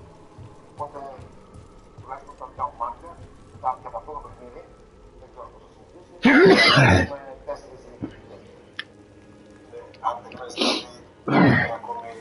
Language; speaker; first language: Greek; native; Greek